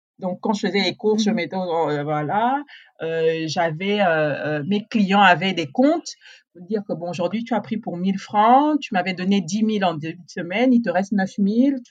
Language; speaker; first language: French; native; French